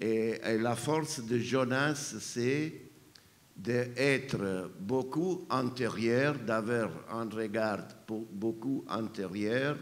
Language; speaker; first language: French; non-native, fluent; Italian